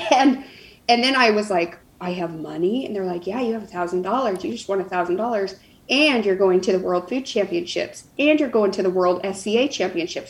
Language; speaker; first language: English; native; English